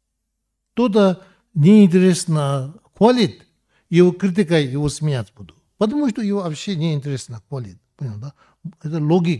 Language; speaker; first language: Russian; non-native, learner; Tibetan